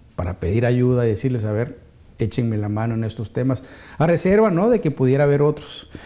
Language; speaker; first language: Spanish; native; Spanish